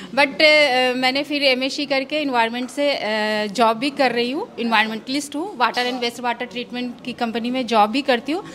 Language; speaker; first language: Hindi; native; Hindi